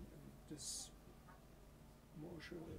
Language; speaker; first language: English; non-native, learner; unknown